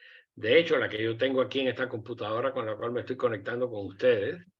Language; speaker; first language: Spanish; native; Spanish